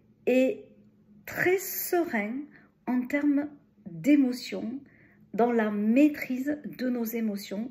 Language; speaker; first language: French; native; French